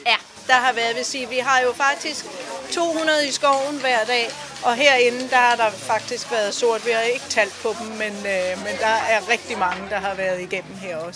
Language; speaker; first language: Danish; native; Danish